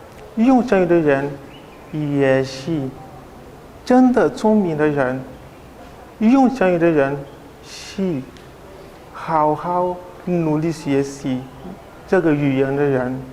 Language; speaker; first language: Chinese; non-native, learner; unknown